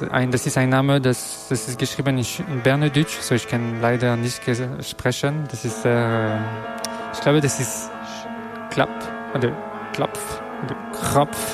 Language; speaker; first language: German; non-native, learner; French